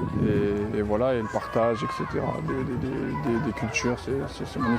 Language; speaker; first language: French; native; French